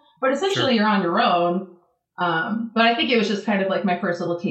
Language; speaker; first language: English; native; English